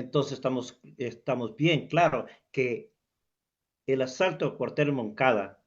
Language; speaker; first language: Spanish; native; Spanish